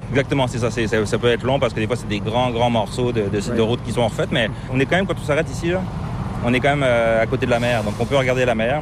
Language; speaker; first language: French; native; French